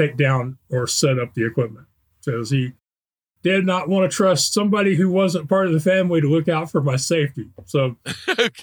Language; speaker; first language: English; native; English